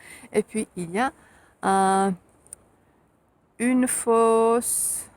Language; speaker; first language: French; non-native, fluent; Finnish